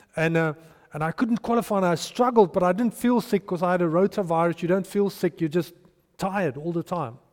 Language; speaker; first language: English; non-native, local second language; Afrikaans